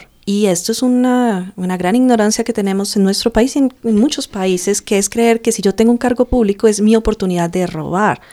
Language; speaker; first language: Spanish; native; Spanish